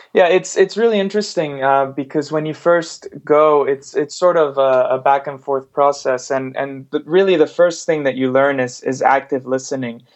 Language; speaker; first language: English; non-native, fluent; Spanish